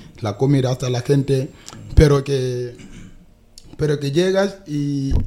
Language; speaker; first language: Spanish; non-native, fluent; Wolof